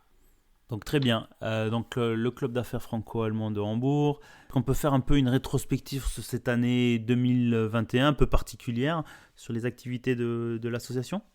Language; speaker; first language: French; native; French